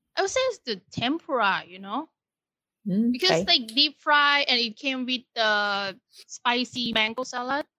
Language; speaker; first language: English; non-native, fluent; Thai